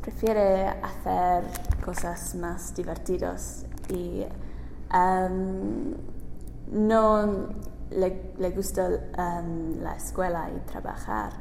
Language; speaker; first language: Spanish; non-native, learner; English